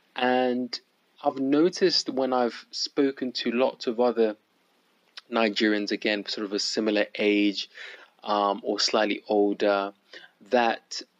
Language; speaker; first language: English; early bilingual, other home language; Yoruba